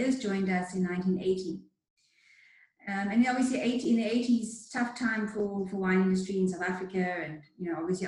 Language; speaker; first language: English; native; English